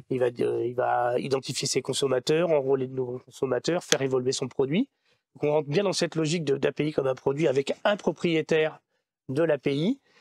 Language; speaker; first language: French; native; French